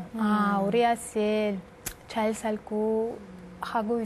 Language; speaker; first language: Korean; non-native, learner; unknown